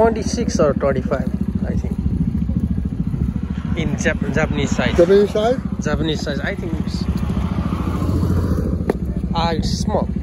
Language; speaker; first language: English; non-native, learner; Nepali